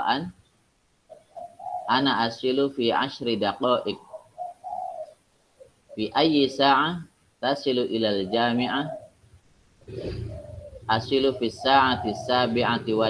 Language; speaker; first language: Arabic; non-native, fluent; Indonesian